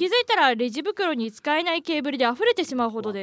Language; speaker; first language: Japanese; native; Japanese